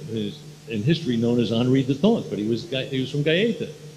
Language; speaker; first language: English; native; English